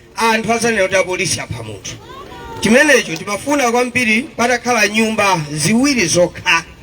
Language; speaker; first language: Nyanja; native; Nyanja